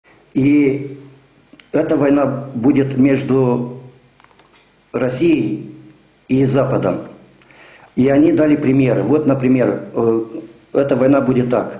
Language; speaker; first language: Russian; non-native, local second language; Romanian